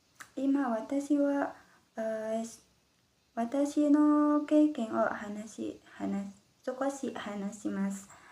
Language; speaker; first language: Japanese; non-native, learner; Indonesian